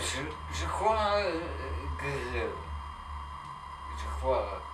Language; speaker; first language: French; non-native, learner; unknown